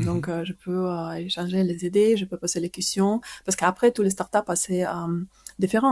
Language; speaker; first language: French; non-native, fluent; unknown